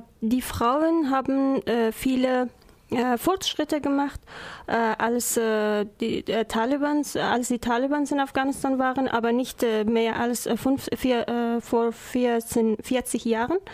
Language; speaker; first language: German; non-native, learner; Persian